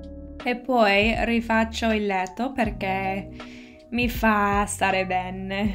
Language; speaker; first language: Italian; non-native, learner; English